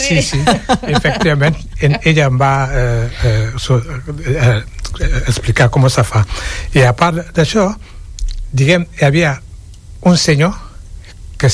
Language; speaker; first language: Catalan; non-native, fluent; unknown